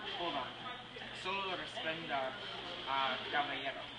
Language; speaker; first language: Spanish; non-native, learner; English